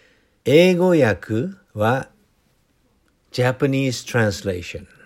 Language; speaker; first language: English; non-native, fluent; Japanese